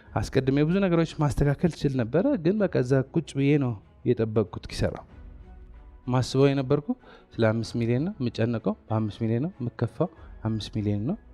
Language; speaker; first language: Amharic; non-native, local second language; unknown